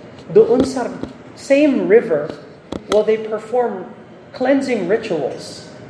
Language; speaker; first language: English; non-native, local second language; Filipino